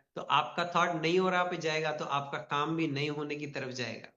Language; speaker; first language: Hindi; non-native, local second language; Telugu